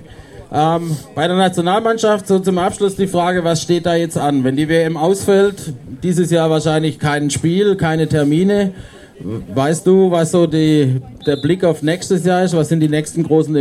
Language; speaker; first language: German; native; German